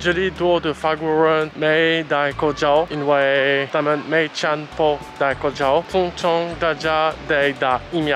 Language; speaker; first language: Chinese; non-native, learner; French